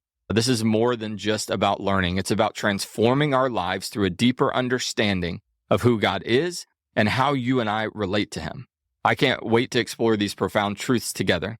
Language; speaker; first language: English; native; English